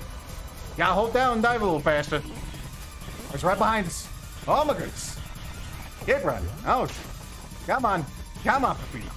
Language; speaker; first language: English; native; English